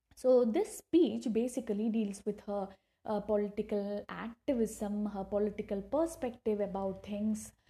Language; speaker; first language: English; non-native, local second language; Malayalam